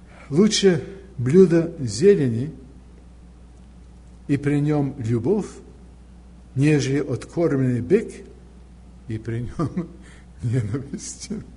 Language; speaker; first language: Russian; non-native, fluent; English